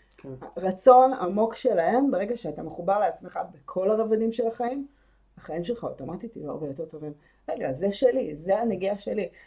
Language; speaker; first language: Hebrew; native; Hebrew